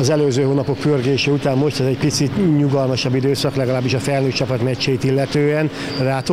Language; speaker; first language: Hungarian; native; Hungarian